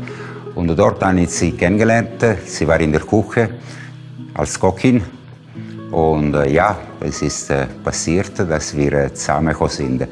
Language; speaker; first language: German; non-native, fluent; Italian